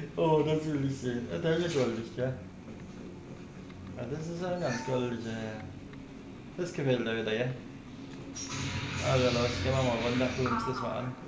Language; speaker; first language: German; native; German